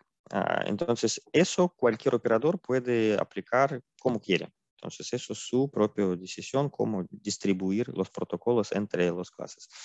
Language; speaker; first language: Spanish; non-native, fluent; Russian